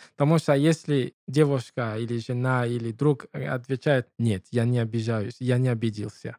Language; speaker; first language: Russian; non-native, learner; English